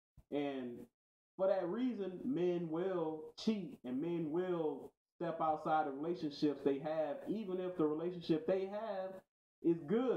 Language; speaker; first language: English; native; English